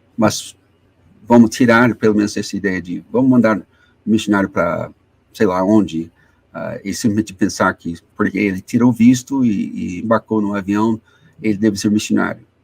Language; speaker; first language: Portuguese; non-native, fluent; English